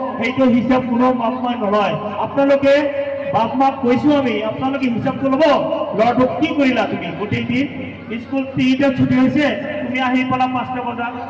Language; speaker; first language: Assamese; non-native, local second language; Bangla